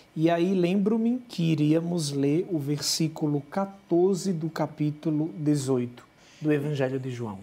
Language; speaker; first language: Portuguese; native; Portuguese